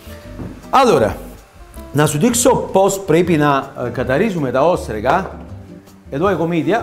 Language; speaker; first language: Greek; non-native, fluent; Italian